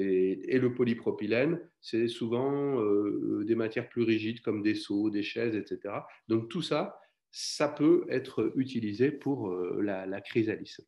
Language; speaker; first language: French; native; French